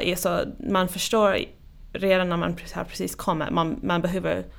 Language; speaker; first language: Swedish; non-native, fluent; English